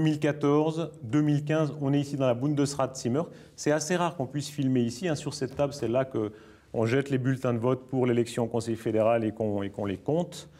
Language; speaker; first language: French; native; French